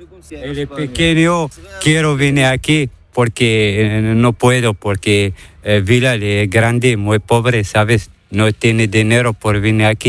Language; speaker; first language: Spanish; non-native, learner; Arabic